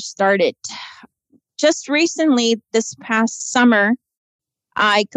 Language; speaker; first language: English; native; English